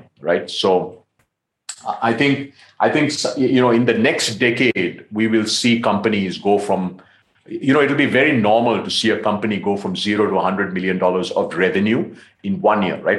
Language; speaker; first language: English; non-native, local second language; Tamil